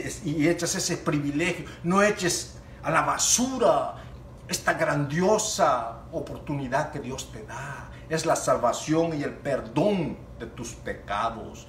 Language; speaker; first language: Spanish; native; Spanish